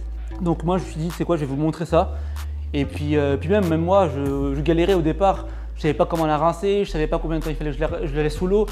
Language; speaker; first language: French; native; French